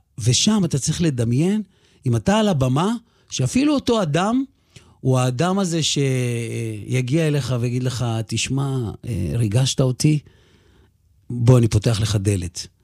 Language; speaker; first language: Hebrew; early bilingual, other home language; Russian